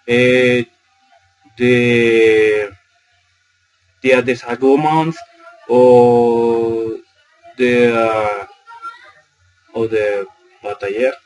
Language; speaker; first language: French; non-native, learner; Spanish